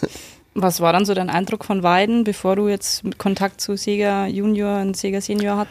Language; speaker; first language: German; native; German